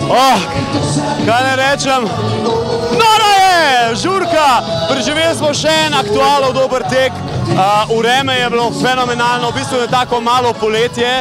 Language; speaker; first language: Slovenian; native; Slovenian